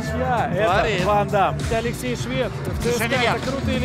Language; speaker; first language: Russian; native; Russian